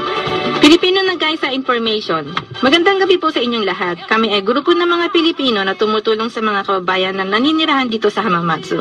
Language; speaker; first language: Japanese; non-native, fluent; Filipino